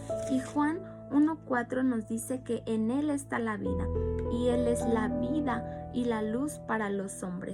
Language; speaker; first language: Spanish; native; Spanish